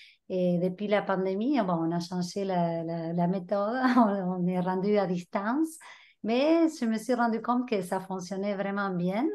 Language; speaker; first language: French; non-native, fluent; Spanish